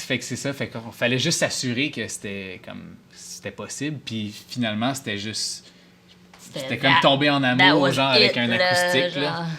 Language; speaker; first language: French; native; French